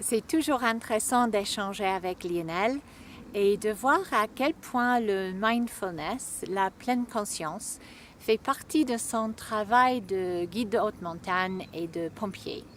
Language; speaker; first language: French; non-native, fluent; English